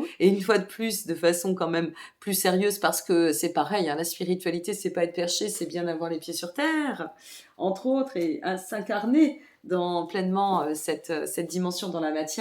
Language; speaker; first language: French; native; French